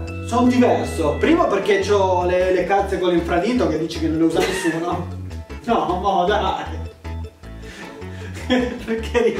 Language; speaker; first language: Italian; native; Italian